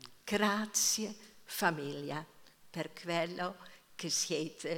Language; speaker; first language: Italian; non-native, fluent; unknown